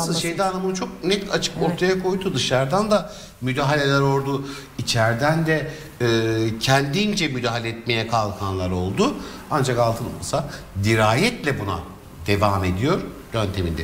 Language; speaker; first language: Turkish; native; Turkish